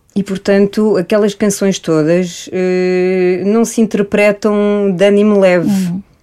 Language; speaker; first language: Portuguese; early bilingual, heritage; Portuguese